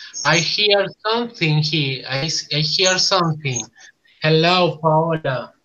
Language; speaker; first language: English; non-native, learner; Spanish